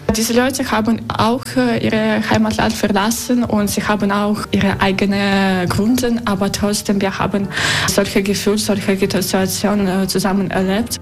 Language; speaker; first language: German; non-native, learner; Russian